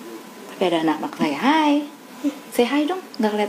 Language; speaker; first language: Indonesian; native; Indonesian